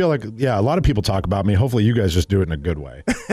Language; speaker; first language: English; native; English